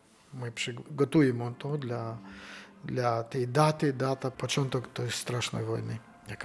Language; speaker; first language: Polish; non-native, learner; Ukrainian